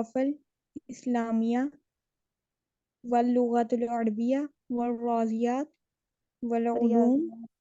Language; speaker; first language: Arabic; non-native, learner; Urdu